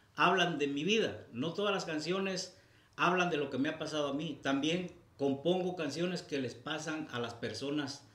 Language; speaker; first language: Spanish; native; Spanish